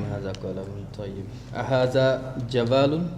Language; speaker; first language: Arabic; non-native, learner; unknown